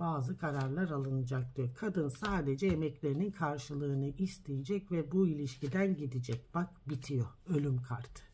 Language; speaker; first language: Turkish; early bilingual, heritage; Turkish